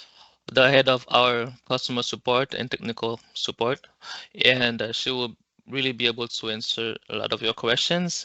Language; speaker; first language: English; non-native, local second language; French